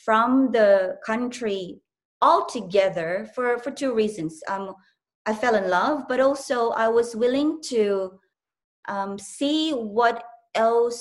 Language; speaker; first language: English; non-native, local second language; Cebuano